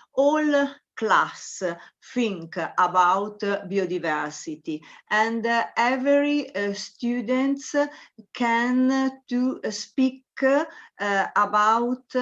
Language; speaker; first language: English; non-native, learner; Italian